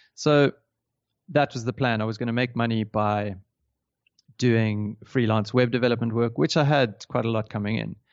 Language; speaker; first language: English; native; English